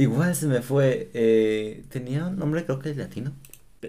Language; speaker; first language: Spanish; native; Spanish